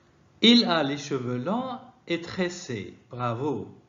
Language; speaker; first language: French; non-native, fluent; Arabic